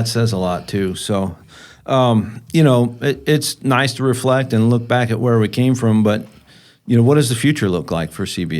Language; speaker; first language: English; native; English